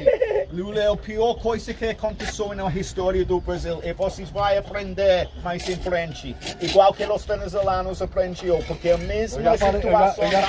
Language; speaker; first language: Portuguese; non-native, fluent; English